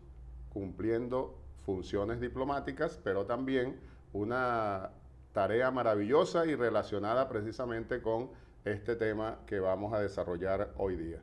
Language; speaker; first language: Spanish; native; Spanish